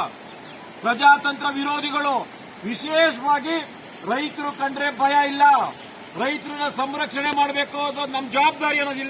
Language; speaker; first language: Kannada; native; Kannada